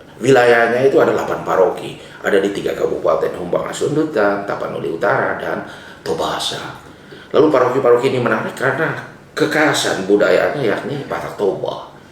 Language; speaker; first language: Indonesian; non-native, local second language; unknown